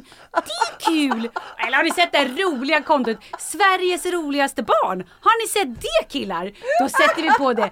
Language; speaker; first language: Swedish; native; Swedish